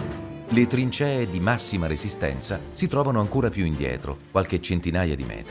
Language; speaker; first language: Italian; native; Italian